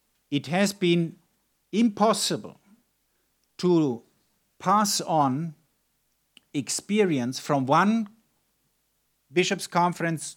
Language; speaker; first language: English; non-native, fluent; German